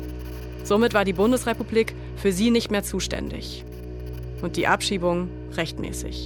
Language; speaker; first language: German; native; German